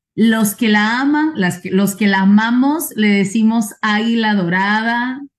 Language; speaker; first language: Spanish; native; Spanish